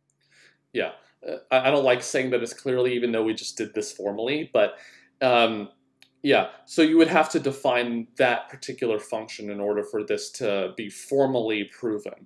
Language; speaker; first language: English; native; English